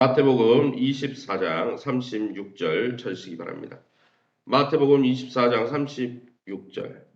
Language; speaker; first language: Korean; native; Korean